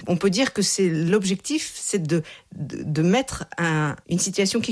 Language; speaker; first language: French; native; French